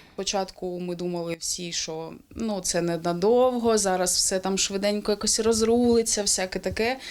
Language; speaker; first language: Ukrainian; non-native, local second language; Russian